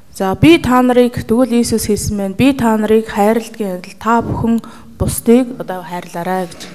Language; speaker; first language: Mongolian; native; Mongolian